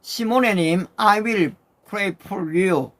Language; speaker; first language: English; non-native, learner; Korean